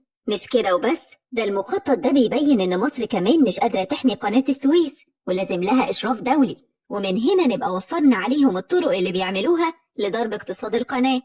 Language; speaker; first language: Arabic; native; Arabic